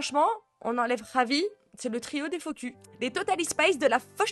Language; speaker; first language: French; native; French